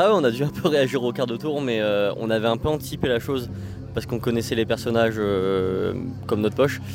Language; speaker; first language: French; native; French